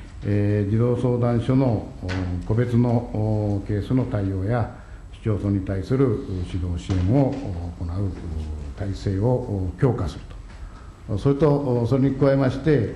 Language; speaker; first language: Japanese; native; Japanese